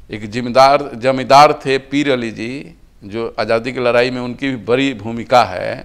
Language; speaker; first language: Hindi; native; Hindi